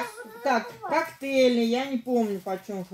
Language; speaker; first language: Russian; native; Russian